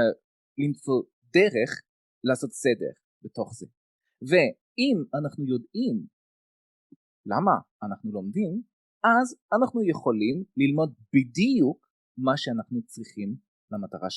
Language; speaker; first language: Hebrew; non-native, fluent; French